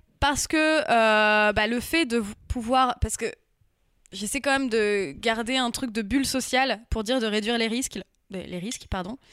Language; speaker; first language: French; native; French